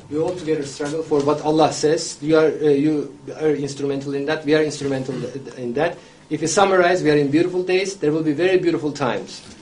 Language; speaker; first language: English; non-native, fluent; Turkish